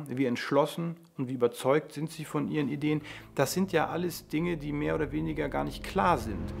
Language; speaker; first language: German; native; German